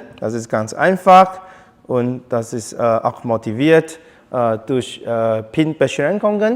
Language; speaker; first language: German; non-native, learner; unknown